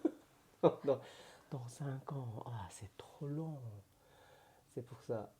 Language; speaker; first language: French; non-native, learner; Korean